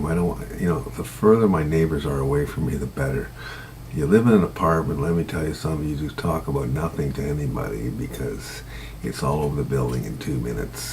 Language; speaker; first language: English; native; English